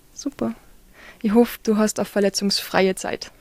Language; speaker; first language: German; native; German